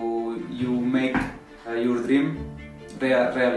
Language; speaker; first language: English; non-native, learner; Spanish